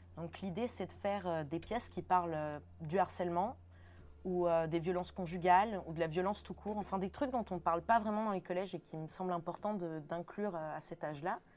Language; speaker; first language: French; early bilingual, other home language; Spanish